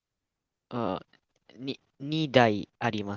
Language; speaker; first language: Japanese; non-native, learner; Malay